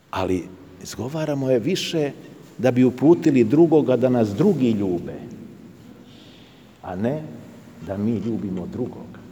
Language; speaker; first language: Serbian; native; Serbian